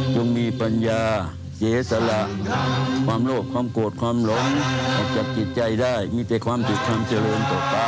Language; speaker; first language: Thai; native; Thai